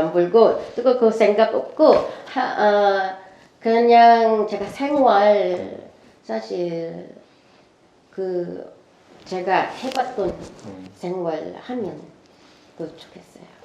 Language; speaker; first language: Korean; non-native, learner; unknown